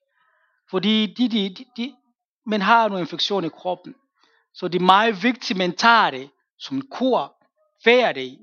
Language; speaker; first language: Danish; non-native, fluent; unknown